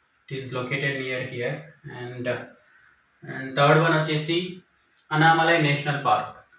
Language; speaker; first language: English; non-native, local second language; Telugu